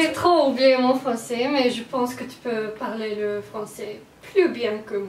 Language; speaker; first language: French; non-native, learner; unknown